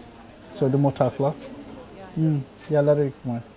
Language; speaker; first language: Norwegian; non-native, fluent; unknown